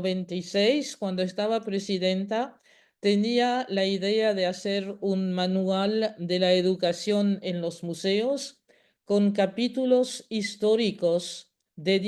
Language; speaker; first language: Spanish; non-native, fluent; French